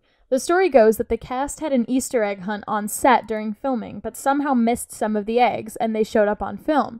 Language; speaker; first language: English; native; English